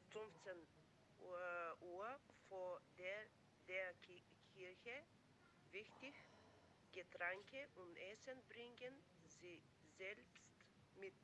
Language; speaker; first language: German; non-native, learner; Macedonian